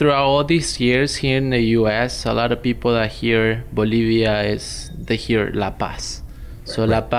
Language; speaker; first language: English; non-native, fluent; Spanish